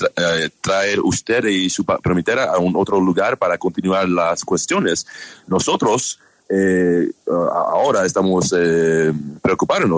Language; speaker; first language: Spanish; non-native, learner; English